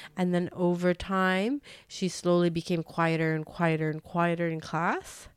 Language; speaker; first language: English; native; English